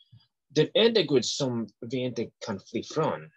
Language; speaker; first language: Swedish; non-native, learner; English